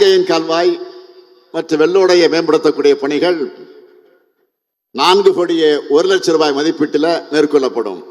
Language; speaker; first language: Tamil; native; Tamil